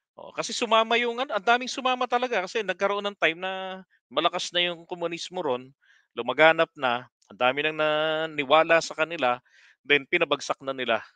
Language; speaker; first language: Filipino; native; Filipino